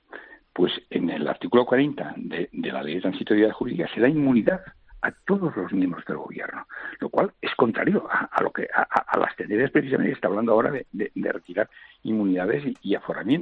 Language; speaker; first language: Spanish; non-native, local second language; Catalan